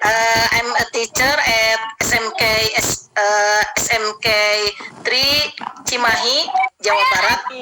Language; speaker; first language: English; non-native, learner; Indonesian